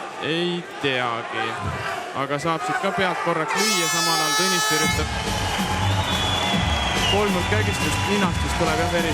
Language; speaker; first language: Estonian; native; Estonian